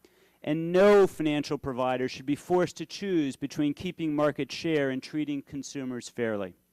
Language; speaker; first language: English; native; English